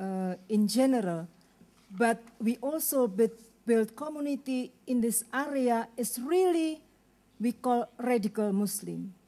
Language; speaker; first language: English; non-native, learner; Indonesian